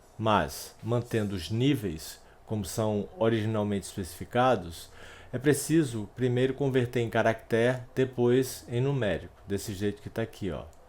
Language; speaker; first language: Portuguese; native; Portuguese